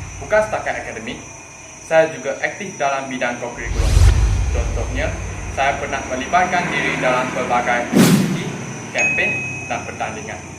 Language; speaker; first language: Malay; non-native, local second language; Chinese